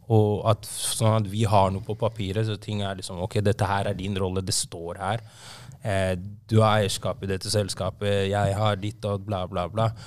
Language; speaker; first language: Norwegian; native; Norwegian